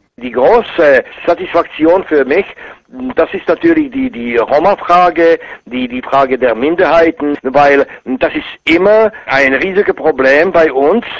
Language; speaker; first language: German; non-native, fluent; Czech